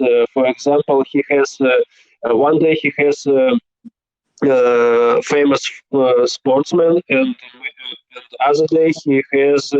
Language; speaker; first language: English; non-native, learner; Belarusian